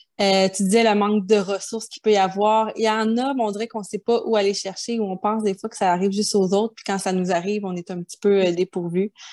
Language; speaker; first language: French; native; French